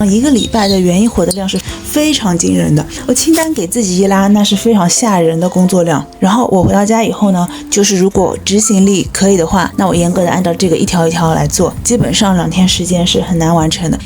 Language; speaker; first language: Chinese; native; Chinese